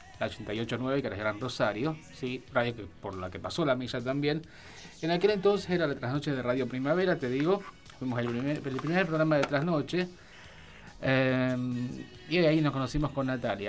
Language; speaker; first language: Spanish; native; Spanish